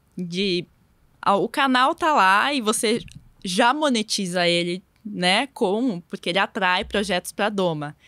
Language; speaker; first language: Portuguese; native; Portuguese